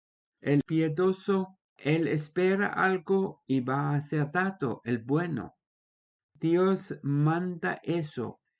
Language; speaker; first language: Spanish; non-native, fluent; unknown